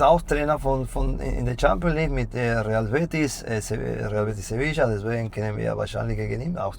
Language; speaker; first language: German; non-native, fluent; Spanish